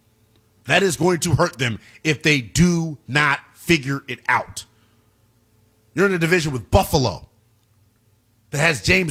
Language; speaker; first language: English; native; English